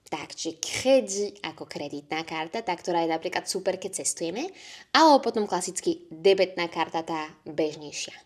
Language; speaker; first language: Slovak; native; Slovak